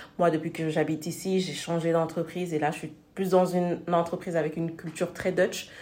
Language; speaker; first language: French; non-native, local second language; Wolof